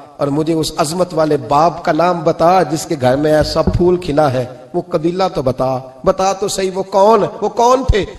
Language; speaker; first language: Urdu; non-native, local second language; Punjabi